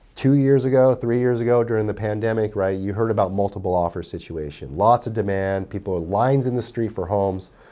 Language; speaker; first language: English; native; English